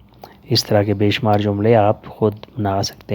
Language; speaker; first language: Urdu; native; Urdu